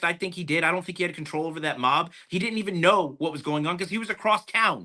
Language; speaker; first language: English; native; English